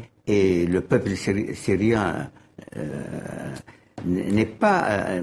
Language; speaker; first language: French; non-native, fluent; Arabic